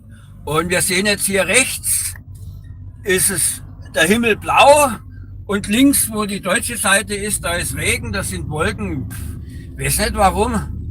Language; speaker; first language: German; native; German